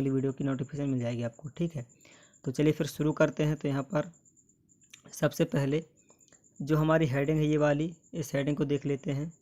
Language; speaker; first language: Hindi; native; Hindi